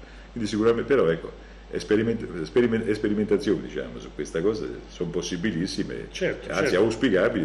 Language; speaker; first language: Italian; native; Italian